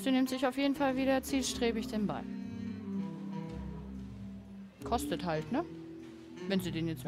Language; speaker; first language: German; native; German